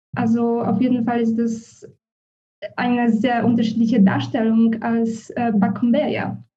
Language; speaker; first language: German; non-native, fluent; Polish